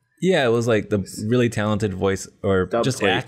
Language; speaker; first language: English; native; English